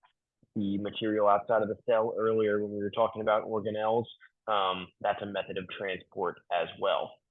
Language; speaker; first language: English; native; English